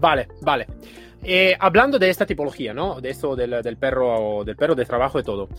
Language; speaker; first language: Spanish; non-native, fluent; Italian